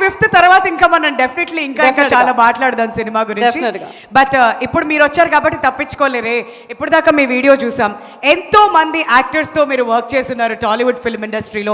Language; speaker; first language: Telugu; native; Telugu